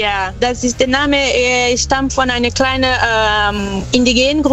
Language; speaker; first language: German; non-native, fluent; Portuguese